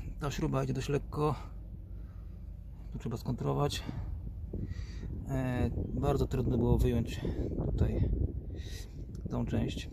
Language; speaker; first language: Polish; native; Polish